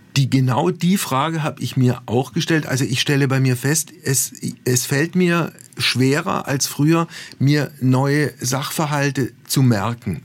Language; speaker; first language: German; native; German